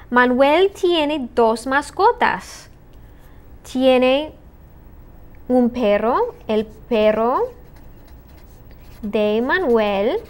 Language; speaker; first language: Spanish; non-native, fluent; English